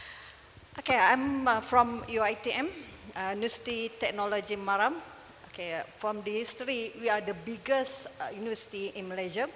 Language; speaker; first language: English; non-native, local second language; Malay